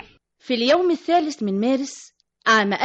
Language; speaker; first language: Arabic; native; Arabic